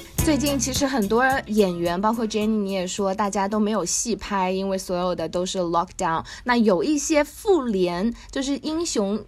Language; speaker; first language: Chinese; native; Chinese